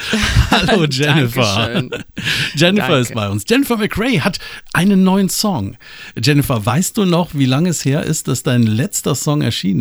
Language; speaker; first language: German; native; German